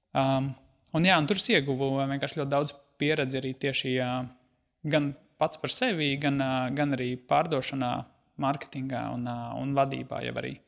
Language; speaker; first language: Latvian; native; Latvian